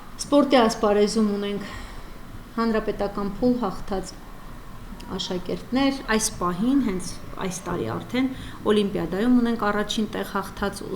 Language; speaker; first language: Armenian; native; Armenian